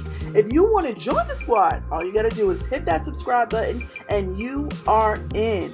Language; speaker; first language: English; native; English